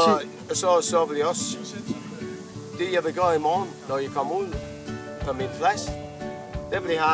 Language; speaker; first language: Danish; non-native, fluent; English